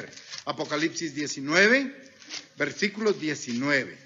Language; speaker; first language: Spanish; native; Spanish